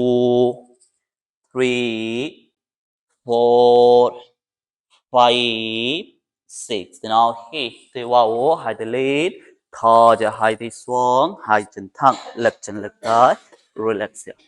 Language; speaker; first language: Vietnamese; non-native, learner; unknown